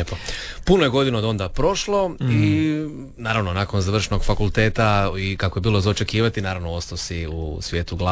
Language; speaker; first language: Serbian; native; Serbian